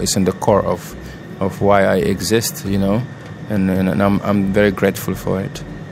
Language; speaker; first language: English; non-native, fluent; Wolof